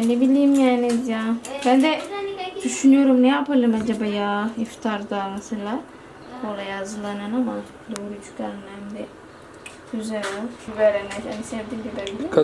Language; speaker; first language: Turkish; non-native, learner; Indonesian